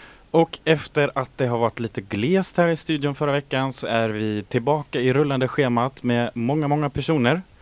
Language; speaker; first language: Swedish; native; Swedish